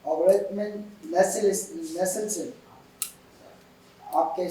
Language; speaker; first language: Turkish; non-native, learner; Urdu